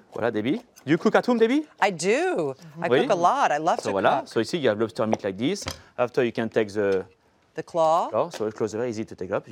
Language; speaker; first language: English; non-native, fluent; French